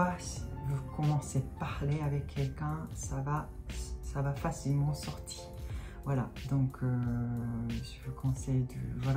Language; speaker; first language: French; non-native, fluent; Japanese